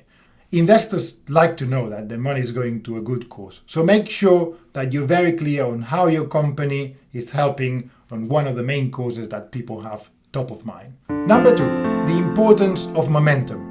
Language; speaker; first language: English; non-native, fluent; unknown